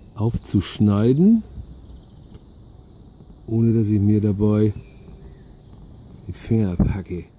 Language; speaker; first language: German; native; German